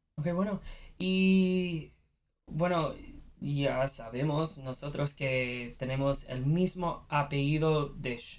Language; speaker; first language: Spanish; non-native, fluent; English